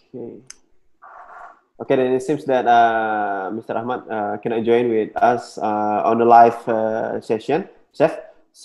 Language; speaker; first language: English; non-native, local second language; Indonesian